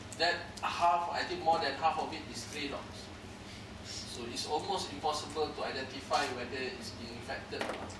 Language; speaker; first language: English; non-native, local second language; Malay